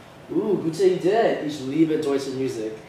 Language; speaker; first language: German; non-native, learner; English